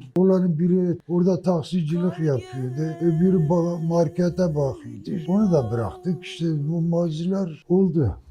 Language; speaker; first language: Turkish; non-native, local second language; Kurdish